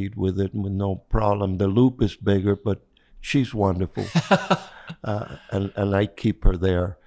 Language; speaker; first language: English; non-native, fluent; Spanish